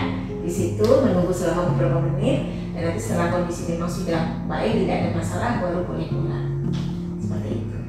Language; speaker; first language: Indonesian; native; Indonesian